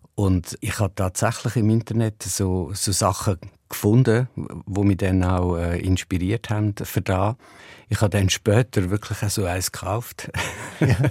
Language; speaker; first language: German; native; German